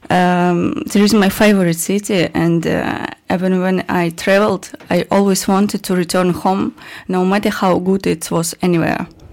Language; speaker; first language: English; non-native, learner; Russian